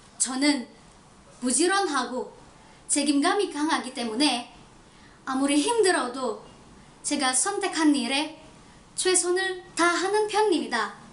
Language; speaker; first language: Korean; non-native, learner; Indonesian